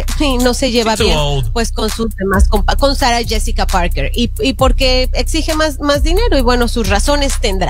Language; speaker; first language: Spanish; native; Spanish